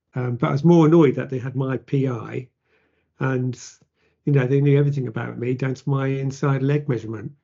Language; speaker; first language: English; native; English